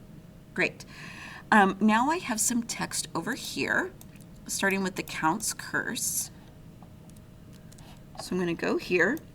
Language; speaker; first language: English; native; English